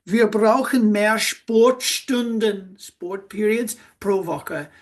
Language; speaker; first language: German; non-native, fluent; English